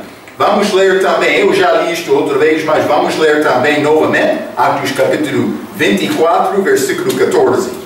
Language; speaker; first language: Portuguese; non-native, fluent; English